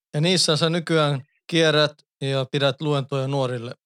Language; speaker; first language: Finnish; early bilingual, heritage; Finnish